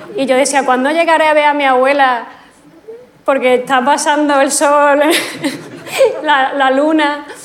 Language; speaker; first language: Spanish; native; Spanish